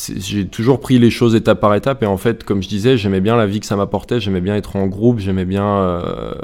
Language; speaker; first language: French; native; French